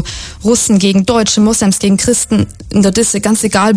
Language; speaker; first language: German; native; German